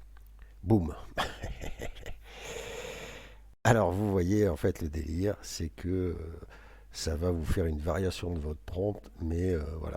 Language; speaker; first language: French; native; French